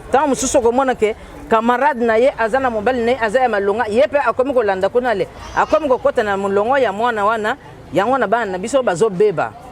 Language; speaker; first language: Lingala; native; Lingala